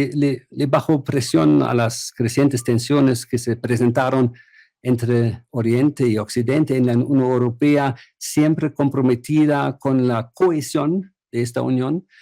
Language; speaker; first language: Spanish; non-native, fluent; German